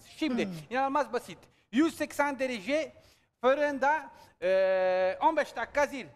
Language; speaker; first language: Turkish; non-native, learner; Italian